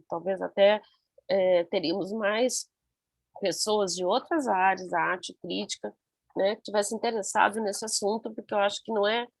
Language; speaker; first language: Portuguese; non-native, learner; Spanish